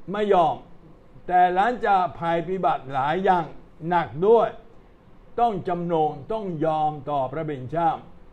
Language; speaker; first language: Thai; non-native, fluent; Italian